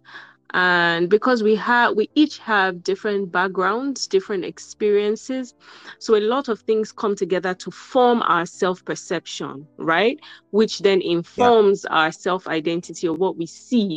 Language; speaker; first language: English; non-native, local second language; Yoruba